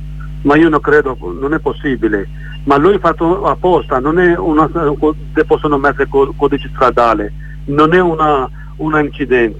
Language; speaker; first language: Italian; non-native, learner; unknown